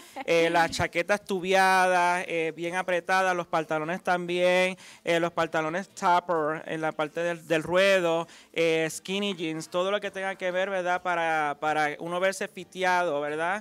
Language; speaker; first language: Spanish; native; Spanish